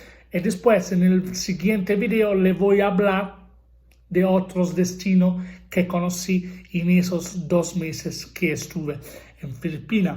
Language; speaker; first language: Spanish; non-native, fluent; Italian